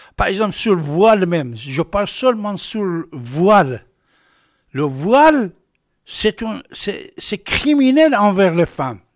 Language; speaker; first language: French; non-native, fluent; Persian